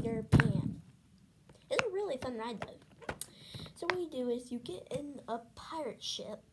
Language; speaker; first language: English; native; English